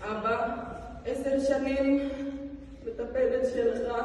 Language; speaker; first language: Hebrew; non-native, learner; Filipino